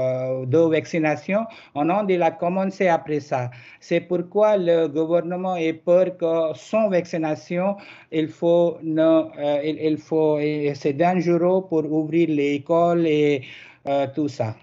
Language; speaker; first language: French; non-native, learner; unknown